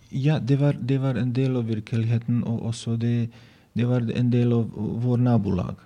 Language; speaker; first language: Norwegian; non-native, fluent; Bosnian